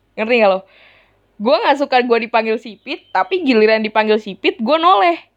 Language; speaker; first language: Indonesian; native; Indonesian